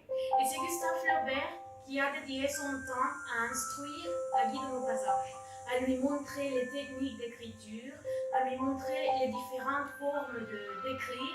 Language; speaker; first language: French; non-native, learner; Spanish